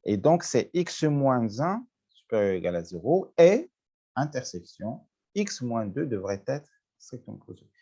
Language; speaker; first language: French; non-native, local second language; Arabic